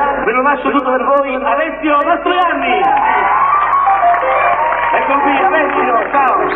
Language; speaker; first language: Italian; native; Italian